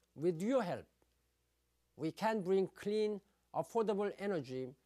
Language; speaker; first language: English; non-native, fluent; Korean